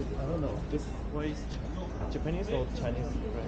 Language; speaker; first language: English; non-native, learner; Chinese